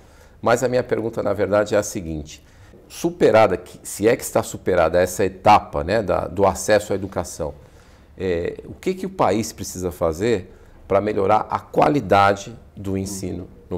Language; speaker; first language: Portuguese; native; Portuguese